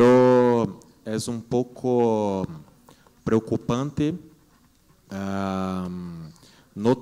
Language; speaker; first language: Spanish; non-native, learner; Portuguese